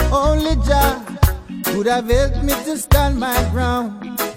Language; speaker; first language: English; non-native, local second language; Akan